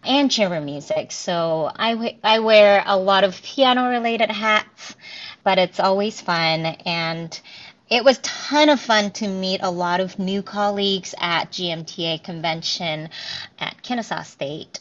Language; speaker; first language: English; native; English